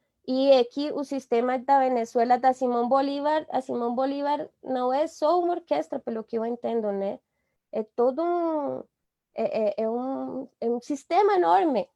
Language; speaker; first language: Portuguese; non-native, fluent; Spanish